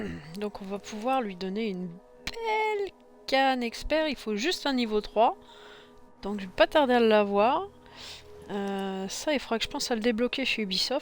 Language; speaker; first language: French; native; French